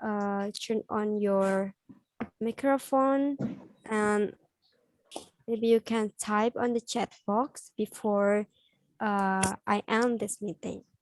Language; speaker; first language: English; non-native, learner; Indonesian